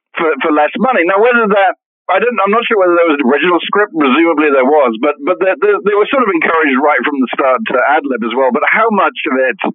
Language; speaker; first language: English; native; English